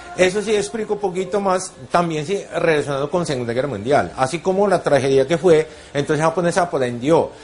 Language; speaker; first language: Spanish; non-native, fluent; Japanese